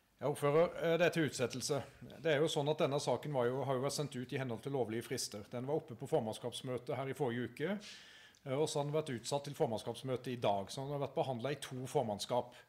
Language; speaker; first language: Norwegian; native; Norwegian